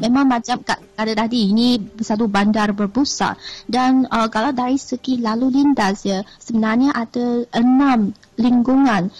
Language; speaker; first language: Malay; non-native, fluent; Chinese